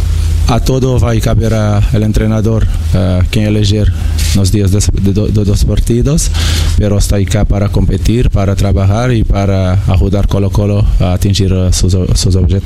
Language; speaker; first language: Spanish; non-native, learner; Portuguese